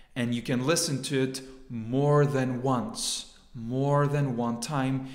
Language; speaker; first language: English; non-native, fluent; Lithuanian